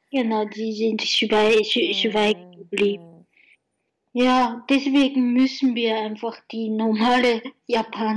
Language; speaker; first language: German; non-native, learner; Japanese